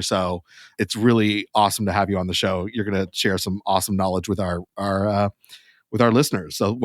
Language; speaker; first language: English; native; English